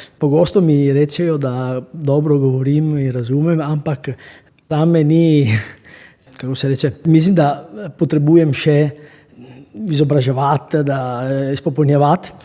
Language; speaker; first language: Slovenian; non-native, fluent; Italian